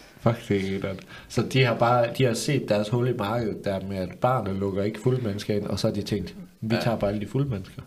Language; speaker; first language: Danish; native; Danish